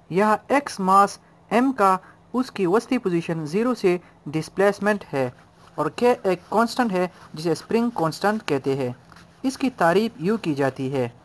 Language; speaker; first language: Urdu; non-native, local second language; Pashto